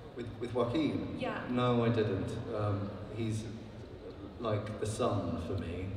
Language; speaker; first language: English; native; English